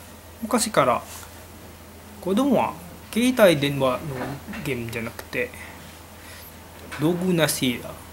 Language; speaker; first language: Japanese; non-native, learner; Indonesian